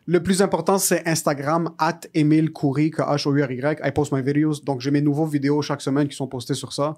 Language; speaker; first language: French; early bilingual, other home language; Arabic